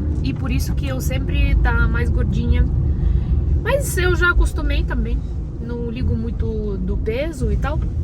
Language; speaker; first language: Portuguese; non-native, learner; Russian